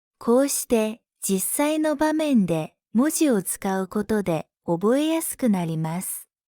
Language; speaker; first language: Japanese; native; Japanese